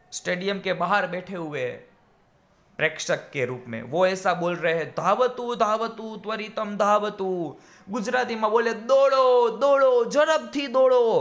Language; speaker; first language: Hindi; non-native, local second language; Gujarati